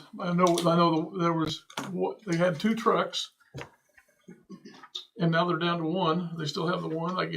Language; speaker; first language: English; native; English